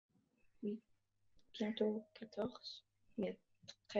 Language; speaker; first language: French; early bilingual, heritage; French